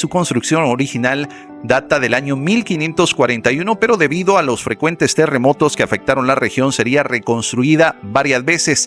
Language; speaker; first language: Spanish; native; Spanish